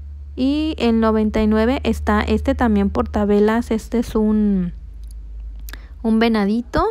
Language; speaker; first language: Spanish; native; Spanish